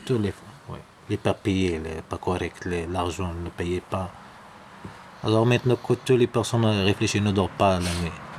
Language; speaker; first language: French; non-native, learner; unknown